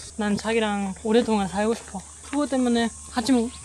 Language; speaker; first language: Korean; non-native, fluent; German